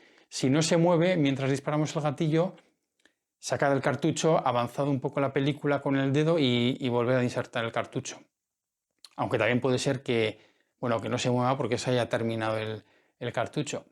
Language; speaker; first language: Spanish; native; Spanish